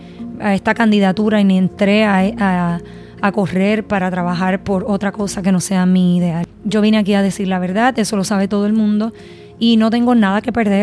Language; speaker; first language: Spanish; native; Spanish